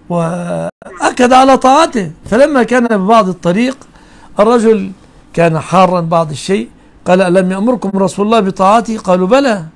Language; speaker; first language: Arabic; native; Arabic